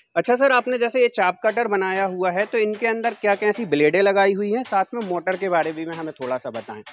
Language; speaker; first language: Hindi; native; Hindi